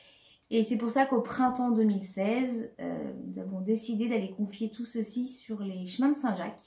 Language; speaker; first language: French; native; French